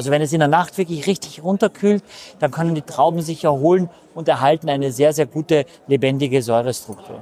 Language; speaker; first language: German; native; German